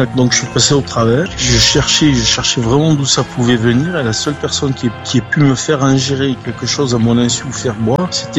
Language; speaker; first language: French; native; French